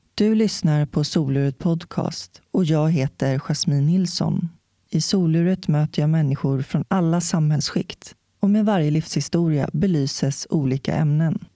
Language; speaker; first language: Swedish; native; Swedish